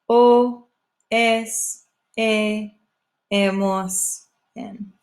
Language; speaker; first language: Spanish; non-native, fluent; English